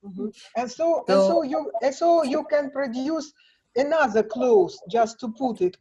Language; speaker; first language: English; non-native, learner; Russian